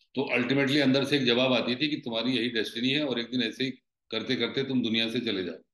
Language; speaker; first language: Hindi; native; Hindi